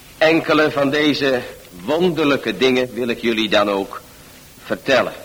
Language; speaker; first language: Dutch; native; Dutch